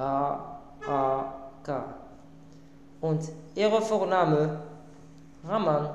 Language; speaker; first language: German; non-native, learner; Arabic